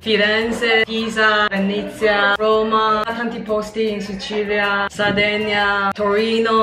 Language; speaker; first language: Italian; non-native, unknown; Chinese